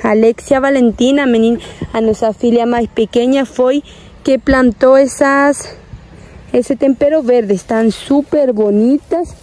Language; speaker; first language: Spanish; non-native, learner; Portuguese